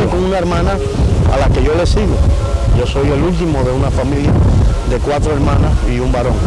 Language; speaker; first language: Spanish; native; Spanish